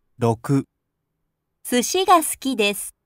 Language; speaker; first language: Japanese; non-native, learner; Chinese